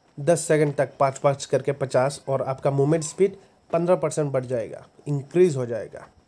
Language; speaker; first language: Hindi; native; Hindi